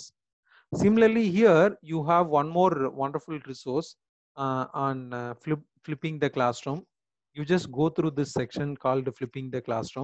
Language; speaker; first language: English; non-native, local second language; Tamil